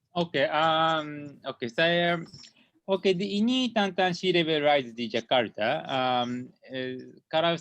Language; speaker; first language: Indonesian; non-native, learner; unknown